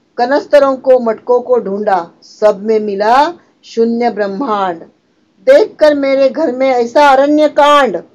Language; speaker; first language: Hindi; non-native, local second language; Marathi